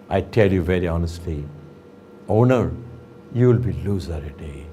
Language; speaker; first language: English; non-native, local second language; Bangla